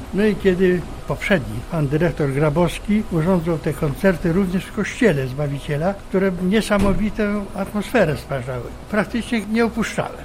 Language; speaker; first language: Polish; native; Polish